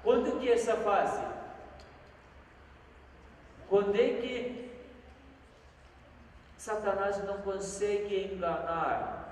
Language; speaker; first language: Portuguese; non-native, fluent; Korean